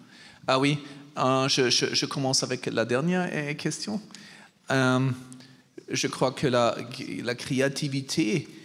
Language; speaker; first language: French; non-native, learner; German